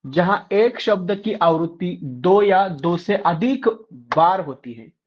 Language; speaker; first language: Hindi; non-native, local second language; Marathi